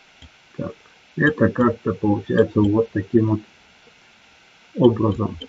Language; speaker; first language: Russian; native; Russian